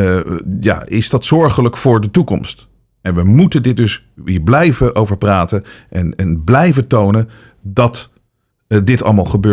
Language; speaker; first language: Dutch; native; Dutch